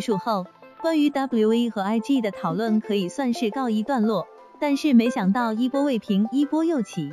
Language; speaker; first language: Chinese; native; Chinese